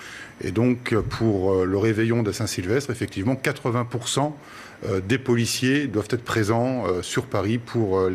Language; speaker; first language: French; native; French